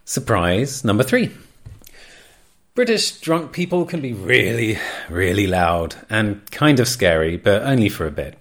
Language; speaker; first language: English; native; English